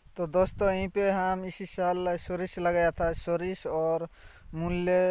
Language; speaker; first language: Hindi; non-native, local second language; Santali